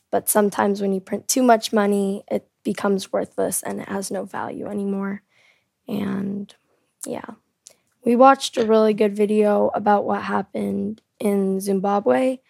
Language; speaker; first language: English; early bilingual, heritage; Korean